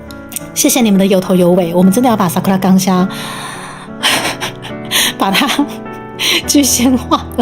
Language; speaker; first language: Chinese; native; Chinese